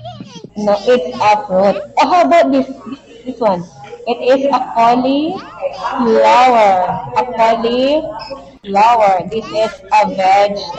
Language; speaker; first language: English; non-native, local second language; Filipino